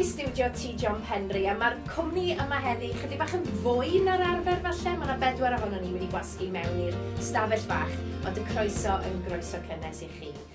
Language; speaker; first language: Welsh; native; Welsh